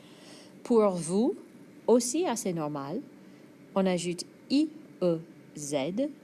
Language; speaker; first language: French; non-native, fluent; English